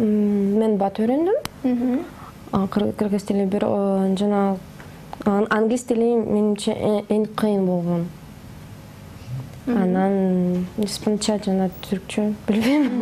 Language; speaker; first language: Kyrgyz; non-native, fluent; Russian